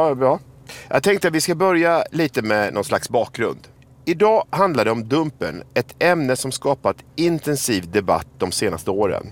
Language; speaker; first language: Swedish; native; Swedish